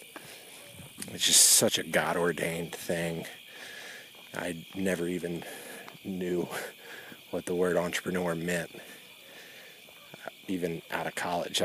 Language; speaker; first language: English; native; English